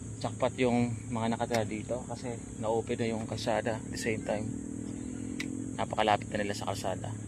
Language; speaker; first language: Filipino; non-native, local second language; Bikol